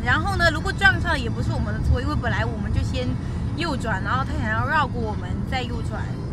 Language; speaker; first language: Chinese; early bilingual, heritage; Chinese